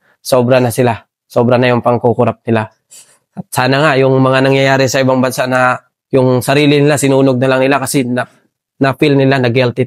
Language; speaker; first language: Filipino; native; Filipino